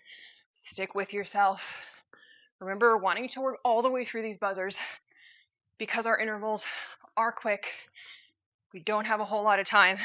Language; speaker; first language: English; native; English